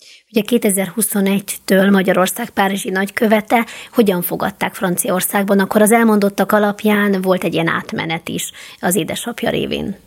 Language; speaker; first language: Hungarian; native; Hungarian